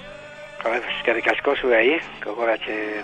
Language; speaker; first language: Basque; non-native, local second language; Spanish